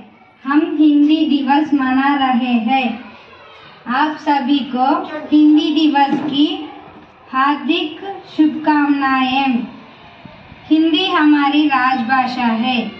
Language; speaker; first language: Hindi; non-native, local second language; Telugu